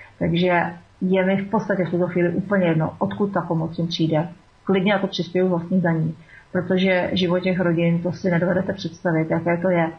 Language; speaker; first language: Czech; native; Czech